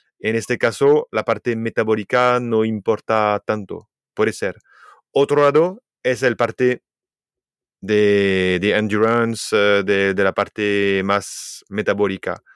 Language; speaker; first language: Spanish; non-native, fluent; French